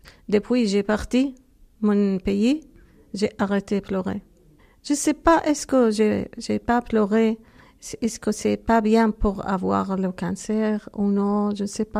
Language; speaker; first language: French; non-native, learner; Arabic